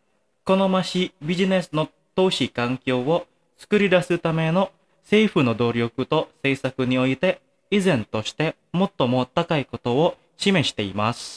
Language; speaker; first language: Japanese; non-native, fluent; Indonesian